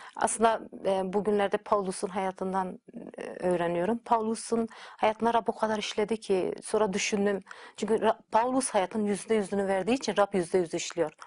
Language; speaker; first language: Turkish; native; Turkish